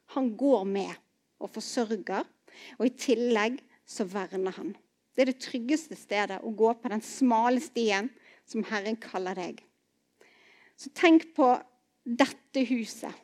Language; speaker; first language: Norwegian; native; Norwegian